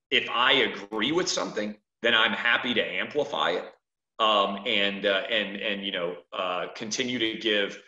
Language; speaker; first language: English; native; English